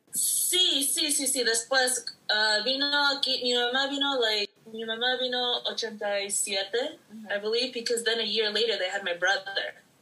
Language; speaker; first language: English; early bilingual, other home language; Spanish